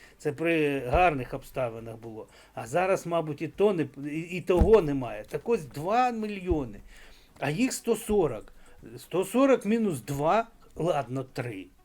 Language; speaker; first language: Ukrainian; non-native, local second language; Russian